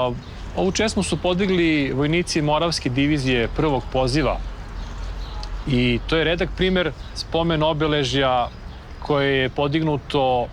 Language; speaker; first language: Bosnian; native; Bosnian